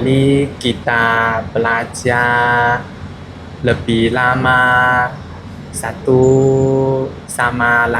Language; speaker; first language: Indonesian; non-native, learner; Chinese